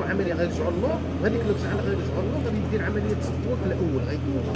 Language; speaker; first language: Arabic; native; Arabic